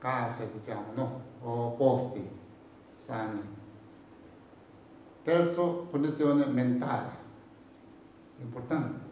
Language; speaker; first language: Italian; non-native, learner; Tibetan